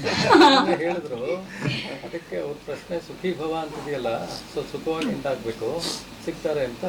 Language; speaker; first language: Kannada; native; Kannada